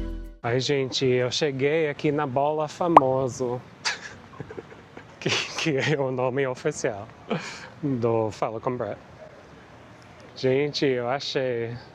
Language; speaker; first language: Portuguese; non-native, fluent; English